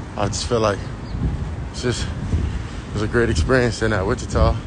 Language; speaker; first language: English; native; English